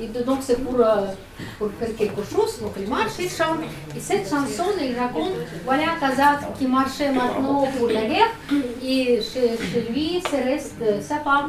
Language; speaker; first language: French; non-native, learner; Russian